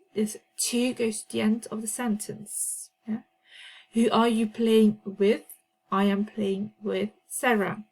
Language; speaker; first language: English; non-native, fluent; Dutch